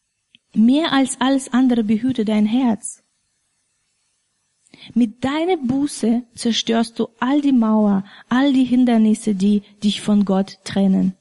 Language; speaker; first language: German; non-native, fluent; Russian